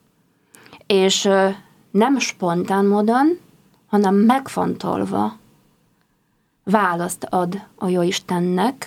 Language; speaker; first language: Hungarian; non-native, fluent; Polish